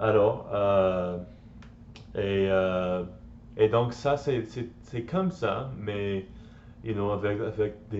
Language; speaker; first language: French; non-native, learner; English